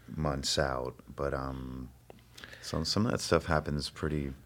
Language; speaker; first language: English; early bilingual, other home language; Spanish